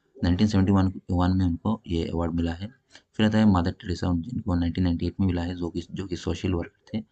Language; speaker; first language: Hindi; non-native, local second language; Bangla